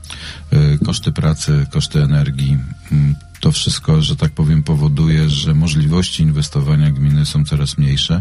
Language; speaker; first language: Polish; native; Polish